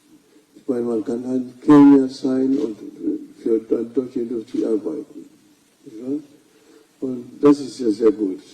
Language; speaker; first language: German; non-native, fluent; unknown